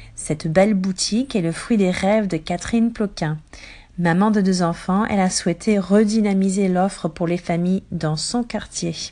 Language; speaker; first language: French; native; French